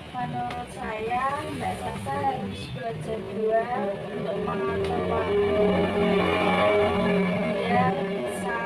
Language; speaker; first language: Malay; non-native, local second language; Javanese